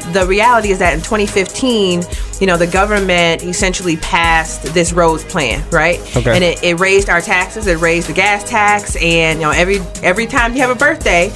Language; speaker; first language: English; native; English